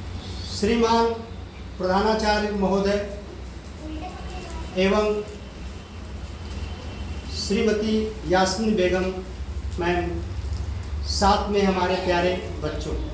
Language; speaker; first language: Hindi; native; Hindi